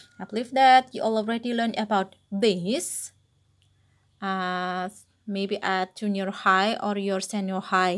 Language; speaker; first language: English; non-native, fluent; Indonesian